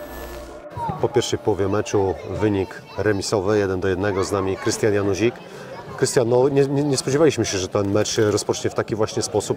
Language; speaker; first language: Polish; native; Polish